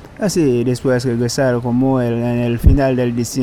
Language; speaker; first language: Spanish; non-native, learner; Haitian Creole